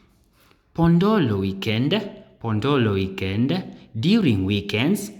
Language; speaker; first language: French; non-native, learner; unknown